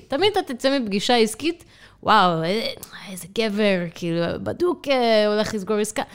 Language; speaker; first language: Hebrew; non-native, fluent; English